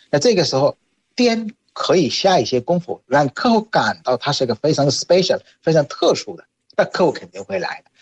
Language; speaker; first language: Chinese; non-native, fluent; Bangla